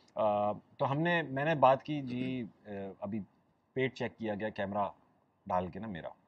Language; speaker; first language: Urdu; native; Urdu